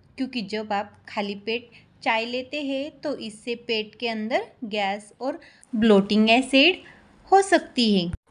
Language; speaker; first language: Hindi; non-native, local second language; Marathi